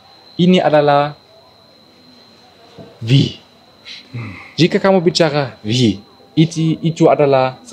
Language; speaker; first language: Indonesian; non-native, learner; German